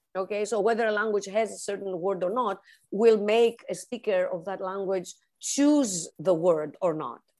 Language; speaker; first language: English; non-native, fluent; Greek